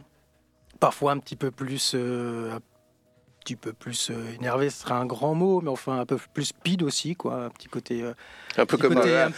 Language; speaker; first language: French; native; French